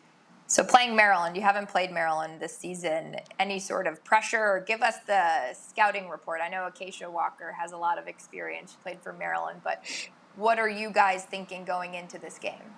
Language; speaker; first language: English; native; English